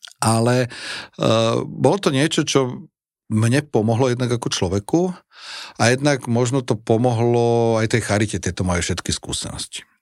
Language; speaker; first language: Slovak; native; Slovak